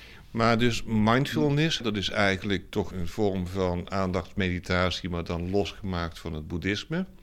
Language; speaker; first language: Dutch; native; Dutch